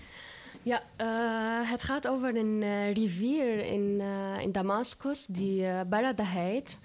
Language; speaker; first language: Dutch; non-native, fluent; Arabic